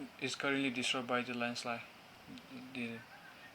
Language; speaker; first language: English; non-native, fluent; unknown